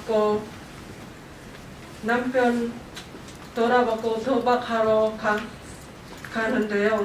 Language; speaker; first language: Korean; non-native, learner; Khmer